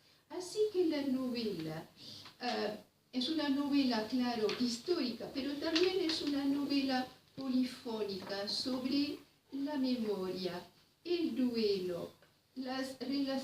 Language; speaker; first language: Spanish; non-native, fluent; French